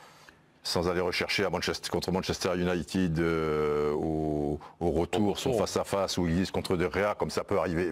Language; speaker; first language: French; native; French